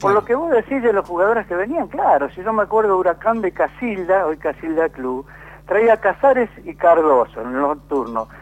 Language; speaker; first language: Spanish; native; Spanish